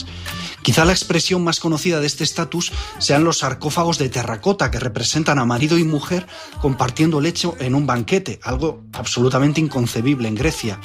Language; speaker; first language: Spanish; native; Spanish